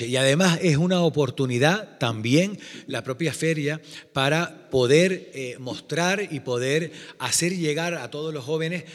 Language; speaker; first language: Spanish; native; Spanish